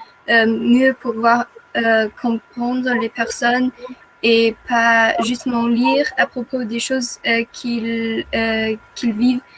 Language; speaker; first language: French; non-native, fluent; German